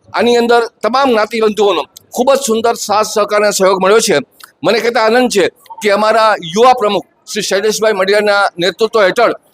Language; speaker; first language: Gujarati; native; Gujarati